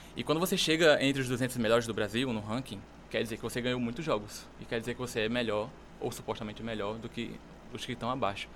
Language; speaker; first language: Portuguese; native; Portuguese